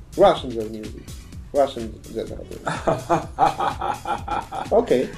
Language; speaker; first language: English; non-native, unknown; Russian